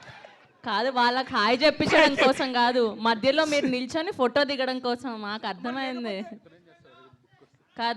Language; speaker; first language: Telugu; native; Telugu